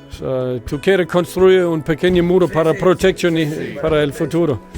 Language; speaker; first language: Spanish; non-native, learner; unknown